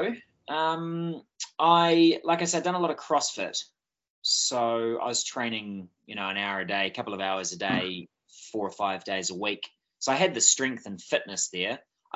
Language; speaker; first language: English; native; English